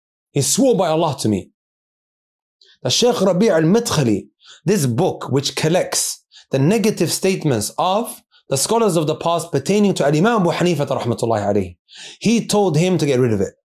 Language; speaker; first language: English; native; English